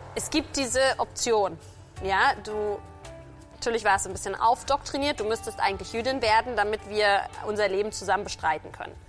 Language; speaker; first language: German; native; German